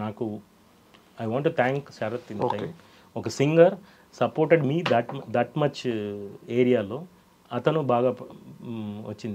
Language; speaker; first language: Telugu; non-native, fluent; Tamil